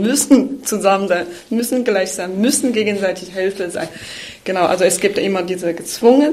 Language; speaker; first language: German; non-native, fluent; Chinese